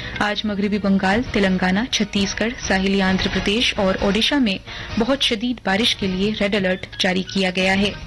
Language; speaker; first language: Urdu; non-native, local second language; Hindi